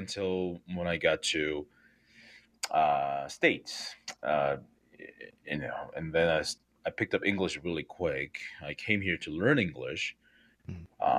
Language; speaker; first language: English; non-native, fluent; Korean